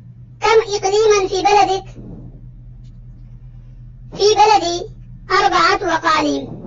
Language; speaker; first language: Arabic; non-native, fluent; Urdu